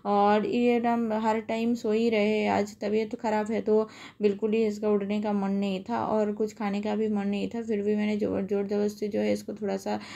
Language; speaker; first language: Hindi; non-native, local second language; Bangla